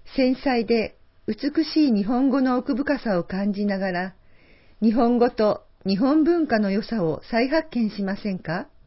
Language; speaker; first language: Japanese; native; Japanese